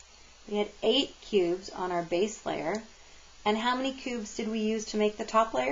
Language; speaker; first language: English; native; English